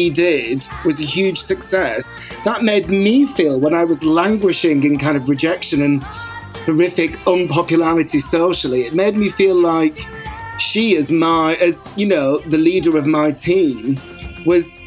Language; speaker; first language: English; native; English